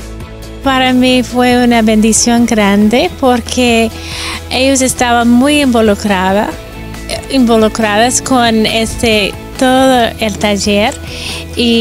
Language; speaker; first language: Spanish; non-native, fluent; English